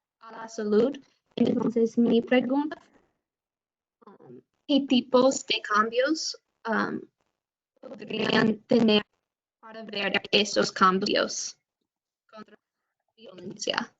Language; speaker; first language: Spanish; non-native, fluent; English